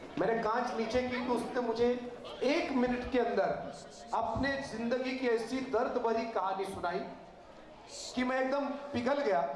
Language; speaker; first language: Hindi; non-native, local second language; Malayalam